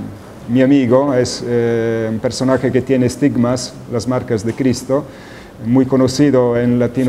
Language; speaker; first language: Spanish; non-native, fluent; Italian